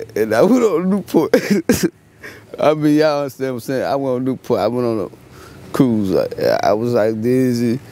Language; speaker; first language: English; native; English